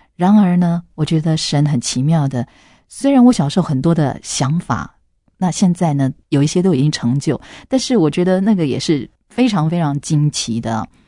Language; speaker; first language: Chinese; non-native, local second language; Hakka Chinese